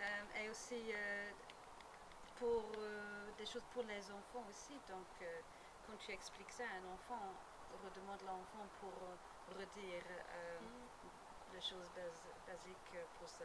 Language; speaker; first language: French; non-native, learner; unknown